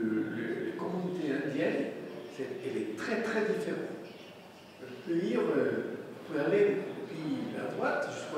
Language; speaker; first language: French; non-native, fluent; Spanish